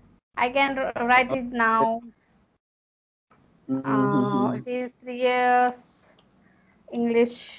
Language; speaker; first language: English; non-native, learner; Telugu